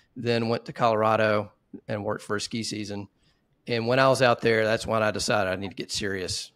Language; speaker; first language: English; native; English